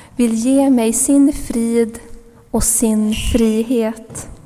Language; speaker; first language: Swedish; native; Swedish